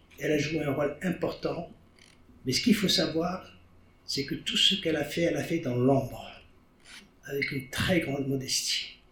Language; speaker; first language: French; non-native, local second language; Arabic